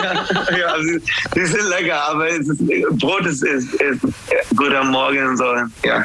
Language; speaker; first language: German; non-native, fluent; English